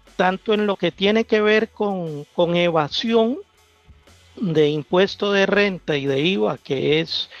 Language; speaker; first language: Spanish; native; Spanish